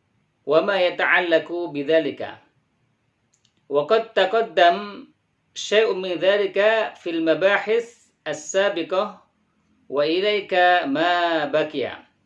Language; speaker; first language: Arabic; non-native, fluent; Indonesian